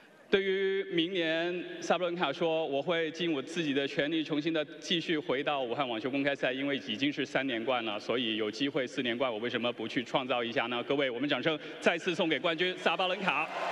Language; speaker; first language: Chinese; native; Chinese